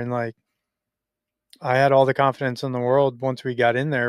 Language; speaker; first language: English; native; English